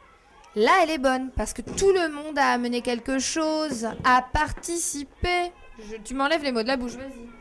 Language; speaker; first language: French; native; French